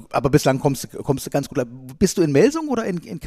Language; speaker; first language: German; native; German